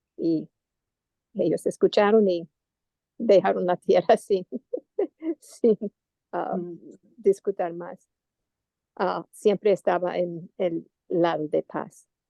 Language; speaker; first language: Spanish; non-native, learner; English